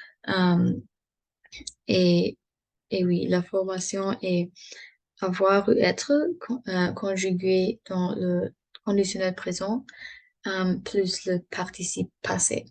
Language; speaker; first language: French; non-native, learner; English